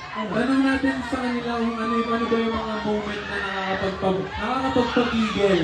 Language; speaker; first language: Filipino; native; Filipino